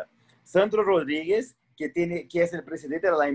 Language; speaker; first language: Spanish; non-native, fluent; Portuguese